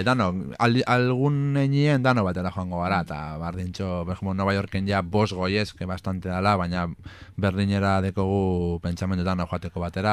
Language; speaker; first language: Basque; native; Basque